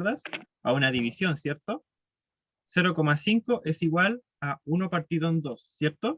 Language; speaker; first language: Spanish; native; Spanish